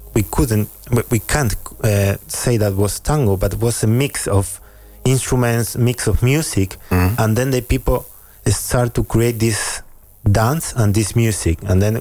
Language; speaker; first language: English; non-native, fluent; Spanish